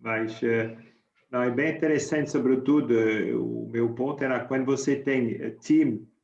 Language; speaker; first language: Portuguese; non-native, fluent; French